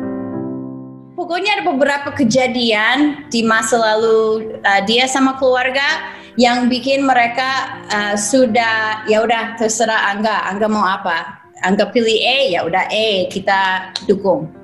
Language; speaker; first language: Indonesian; non-native, fluent; English